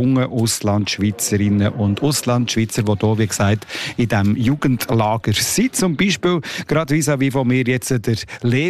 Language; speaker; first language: German; native; German